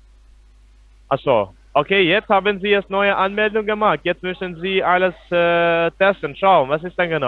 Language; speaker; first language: German; non-native, fluent; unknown